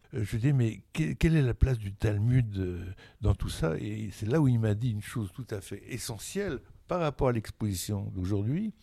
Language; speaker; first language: French; native; French